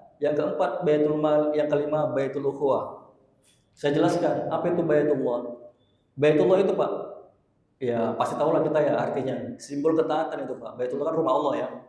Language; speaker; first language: Indonesian; native; Indonesian